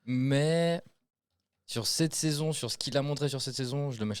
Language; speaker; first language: French; native; French